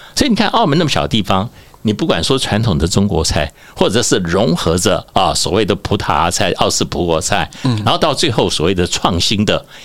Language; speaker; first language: Chinese; native; Chinese